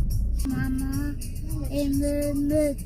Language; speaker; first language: German; early bilingual, other home language; Tajik